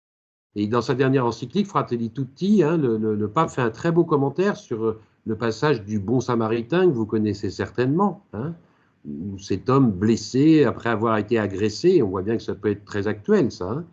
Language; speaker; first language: French; native; French